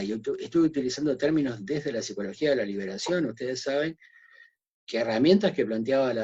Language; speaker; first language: Spanish; native; Spanish